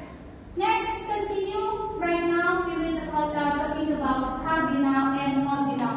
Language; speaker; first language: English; non-native, learner; Indonesian